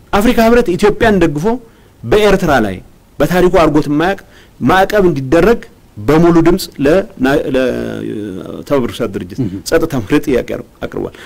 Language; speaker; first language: Amharic; non-native, local second language; Tigrinya